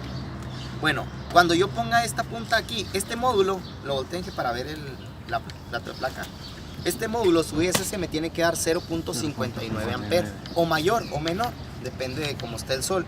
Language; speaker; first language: Spanish; native; Spanish